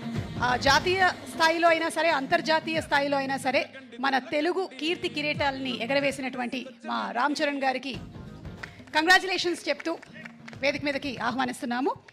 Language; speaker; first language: Telugu; native; Telugu